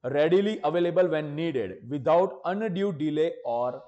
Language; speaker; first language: English; non-native, local second language; Gujarati